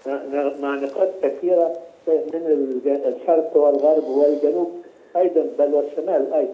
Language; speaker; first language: Arabic; native; Arabic